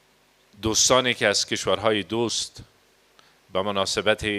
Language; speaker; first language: Persian; native; Persian